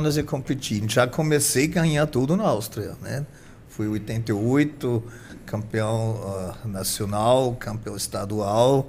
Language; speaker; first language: Portuguese; non-native, fluent; German